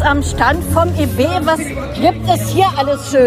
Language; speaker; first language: German; native; German